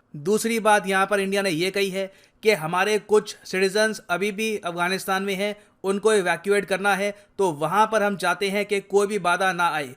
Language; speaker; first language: Hindi; native; Hindi